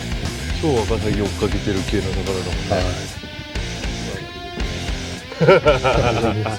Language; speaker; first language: Japanese; native; Japanese